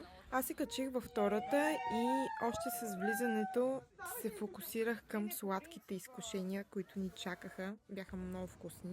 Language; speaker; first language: Bulgarian; native; Bulgarian